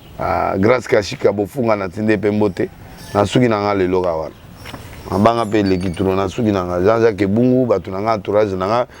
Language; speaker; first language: Lingala; non-native, local second language; Kongo